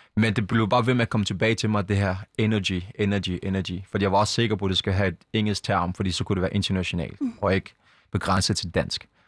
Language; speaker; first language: Danish; early bilingual, other home language; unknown